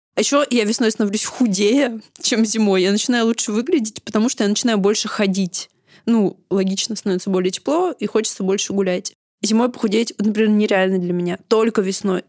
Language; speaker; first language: Russian; native; Russian